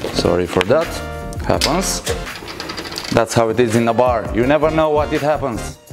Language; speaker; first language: English; non-native, learner; Romanian